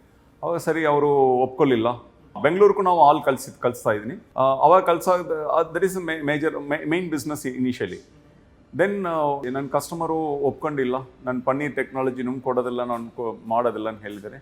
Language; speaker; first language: Kannada; non-native, learner; Tamil